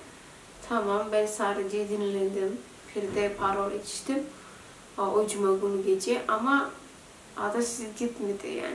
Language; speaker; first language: Turkish; non-native, learner; Indonesian